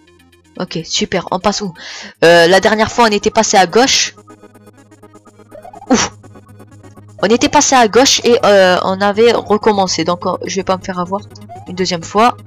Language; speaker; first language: French; native; French